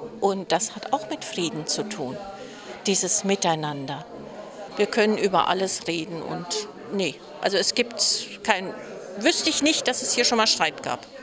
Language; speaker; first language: German; native; German